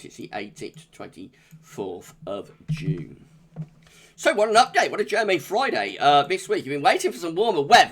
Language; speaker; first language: English; native; English